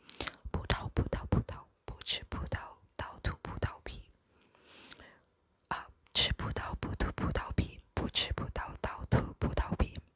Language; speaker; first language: Chinese; non-native, local second language; English